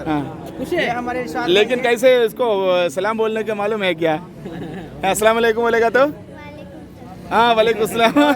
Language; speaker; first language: Hindi; non-native, local second language; Malayalam